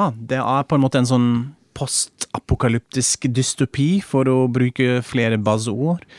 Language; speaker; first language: Norwegian; non-native, fluent; German